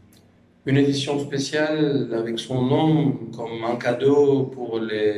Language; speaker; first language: French; non-native, fluent; Spanish